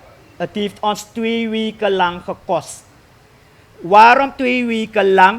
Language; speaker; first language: Dutch; native; Dutch